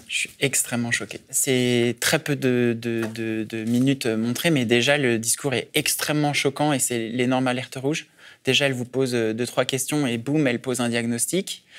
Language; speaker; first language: French; native; French